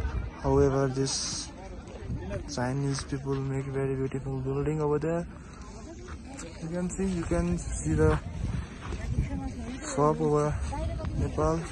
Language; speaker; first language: English; non-native, learner; Nepali